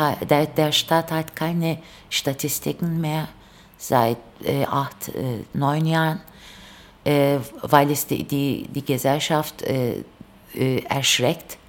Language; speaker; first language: German; non-native, fluent; Turkish